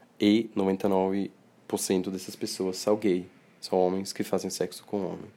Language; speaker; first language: Portuguese; non-native, fluent; Swiss German